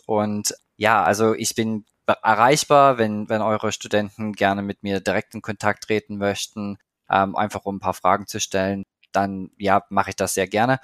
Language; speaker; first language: German; native; German